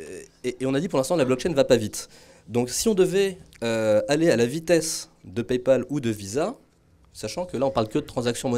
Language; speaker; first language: French; native; French